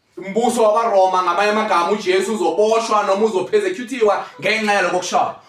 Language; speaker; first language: Zulu; native; Zulu